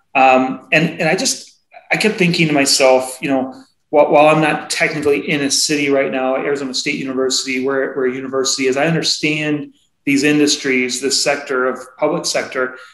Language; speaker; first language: English; native; English